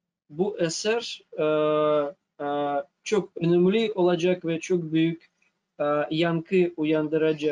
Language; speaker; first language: Turkish; non-native, fluent; Russian